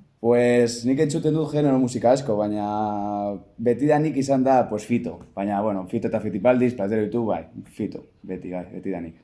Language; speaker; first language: Basque; non-native, local second language; Spanish